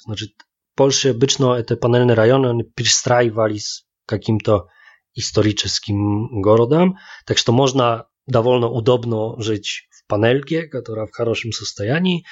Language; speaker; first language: Polish; non-native, learner; Russian